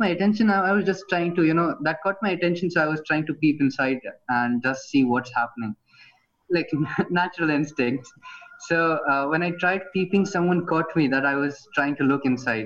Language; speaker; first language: English; non-native, fluent; Hindi